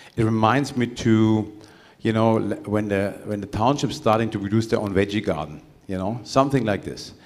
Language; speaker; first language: English; non-native, fluent; German